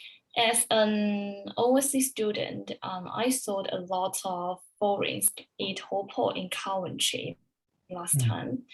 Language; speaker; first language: English; non-native, learner; Chinese